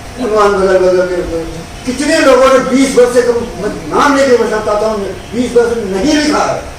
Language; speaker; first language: Urdu; native; Urdu